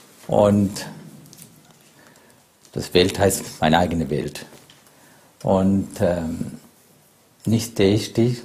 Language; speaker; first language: German; non-native, fluent; Sinhala